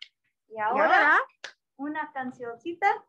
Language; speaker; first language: Spanish; early bilingual, other home language; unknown